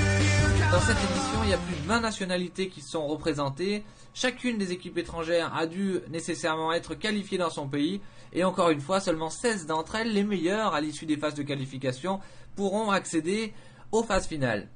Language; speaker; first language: French; native; French